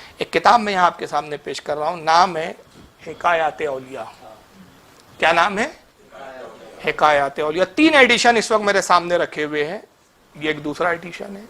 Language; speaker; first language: Urdu; native; Urdu